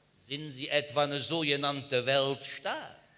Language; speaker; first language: German; native; German